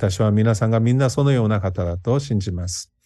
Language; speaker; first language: Japanese; non-native, fluent; Korean